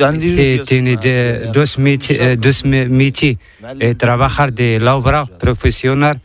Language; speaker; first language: Spanish; non-native, learner; Arabic